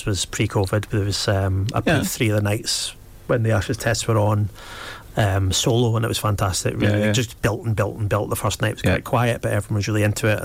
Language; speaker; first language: English; native; English